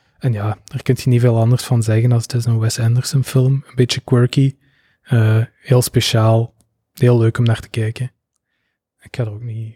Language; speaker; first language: Dutch; native; Dutch